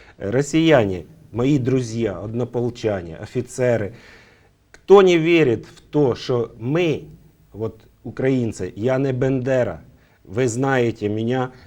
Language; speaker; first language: Ukrainian; native; Ukrainian